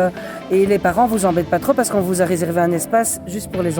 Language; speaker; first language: French; native; French